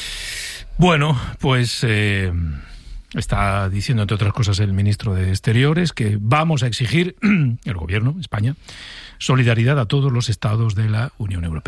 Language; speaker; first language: Spanish; native; Spanish